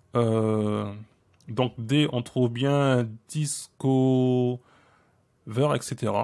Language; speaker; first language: French; native; French